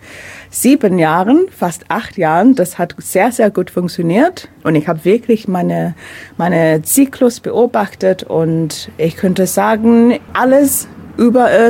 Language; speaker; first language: German; non-native, fluent; English